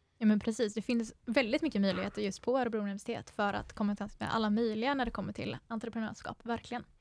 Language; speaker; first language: Swedish; native; Swedish